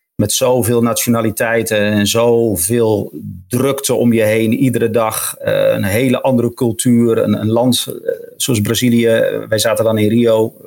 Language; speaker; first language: Dutch; native; Dutch